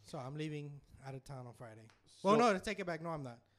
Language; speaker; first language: English; native; English